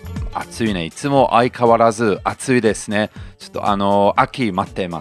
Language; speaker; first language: Japanese; non-native, fluent; English